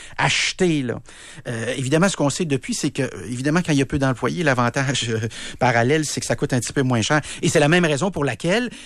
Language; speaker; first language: French; native; French